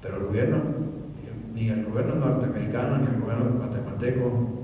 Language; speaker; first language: Spanish; early bilingual, other home language; English